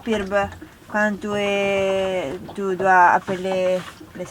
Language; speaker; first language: French; non-native, learner; Italian